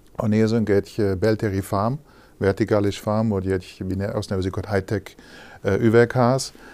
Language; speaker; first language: Hungarian; non-native, learner; German